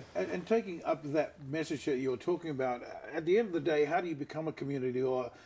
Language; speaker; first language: English; native; English